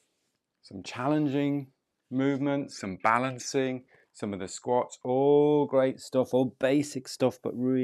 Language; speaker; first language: English; native; English